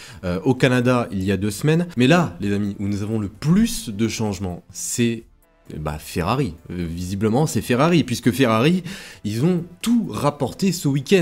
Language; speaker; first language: French; native; French